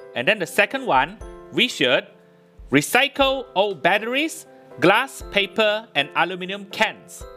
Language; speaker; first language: English; non-native, local second language; Chinese